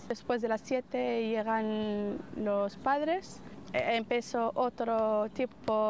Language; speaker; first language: Spanish; non-native, fluent; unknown